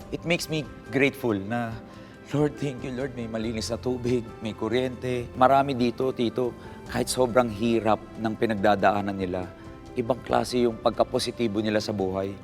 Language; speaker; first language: Filipino; native; Filipino